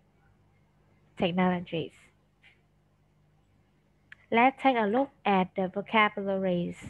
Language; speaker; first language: English; non-native, fluent; Vietnamese